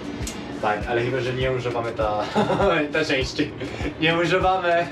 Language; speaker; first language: Polish; non-native, learner; Spanish